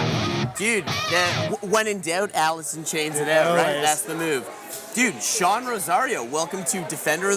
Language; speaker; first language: English; native; English